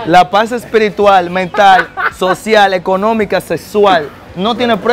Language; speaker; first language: Spanish; native; Spanish